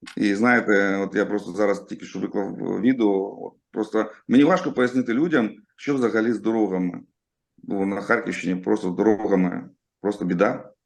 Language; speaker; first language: Ukrainian; non-native, local second language; Russian